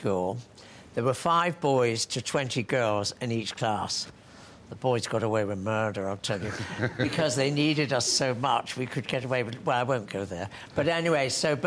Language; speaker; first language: English; native; English